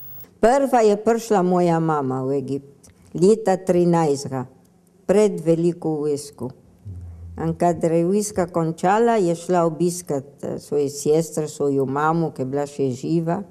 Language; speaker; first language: Slovenian; early bilingual, heritage; Slovenian